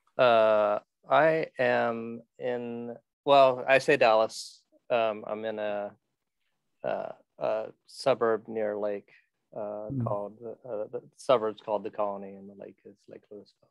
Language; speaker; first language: English; native; English